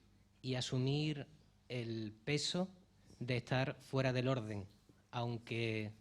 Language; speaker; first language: Spanish; native; Spanish